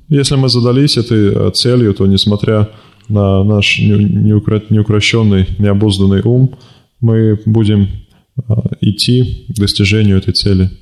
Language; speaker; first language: Russian; native; Russian